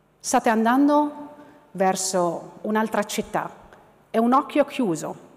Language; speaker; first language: Italian; non-native, fluent; Arabic